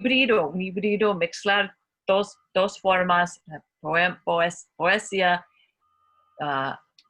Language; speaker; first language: Spanish; non-native, learner; English